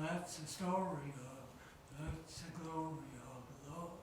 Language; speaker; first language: English; native; English